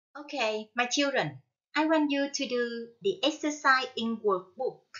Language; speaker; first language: English; non-native, fluent; Vietnamese